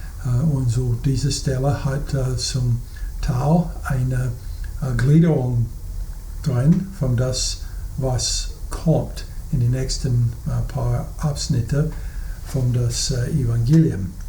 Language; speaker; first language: German; non-native, fluent; English